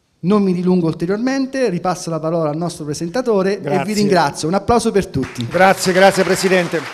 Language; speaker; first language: Italian; native; Italian